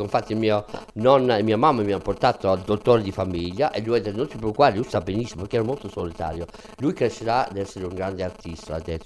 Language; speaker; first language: Italian; non-native, fluent; English